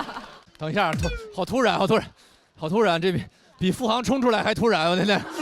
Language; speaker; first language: Chinese; native; Chinese